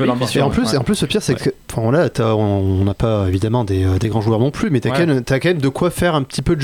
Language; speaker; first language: French; native; French